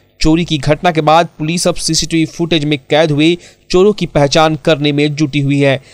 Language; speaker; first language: Hindi; native; Hindi